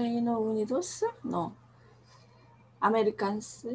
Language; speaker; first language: Spanish; non-native, learner; Korean